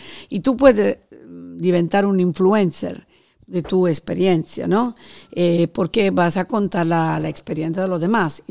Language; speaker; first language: Spanish; non-native, fluent; Italian